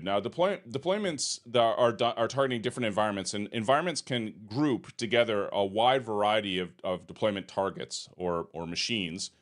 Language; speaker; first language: English; native; English